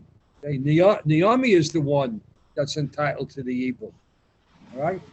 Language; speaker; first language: English; native; English